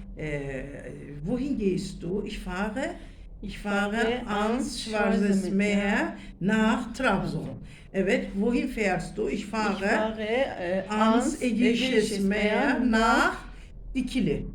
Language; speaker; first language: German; non-native, learner; Turkish